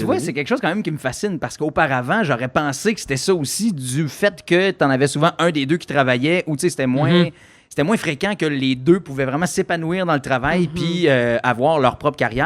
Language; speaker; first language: French; native; French